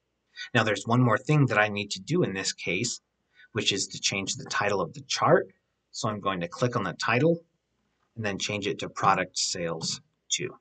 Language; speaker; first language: English; native; English